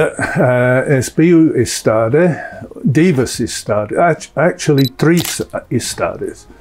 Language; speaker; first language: Latvian; non-native, learner; English